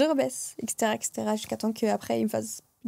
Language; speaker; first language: French; native; French